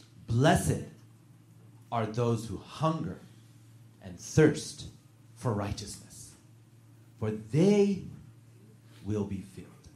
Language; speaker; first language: English; native; English